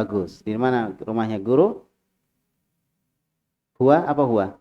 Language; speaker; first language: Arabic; non-native, fluent; Indonesian